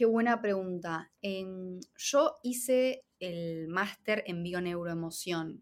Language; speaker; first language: Spanish; native; Spanish